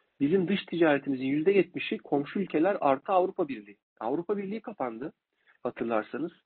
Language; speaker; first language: Turkish; native; Turkish